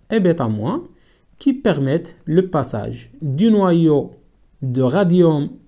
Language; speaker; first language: French; non-native, local second language; Arabic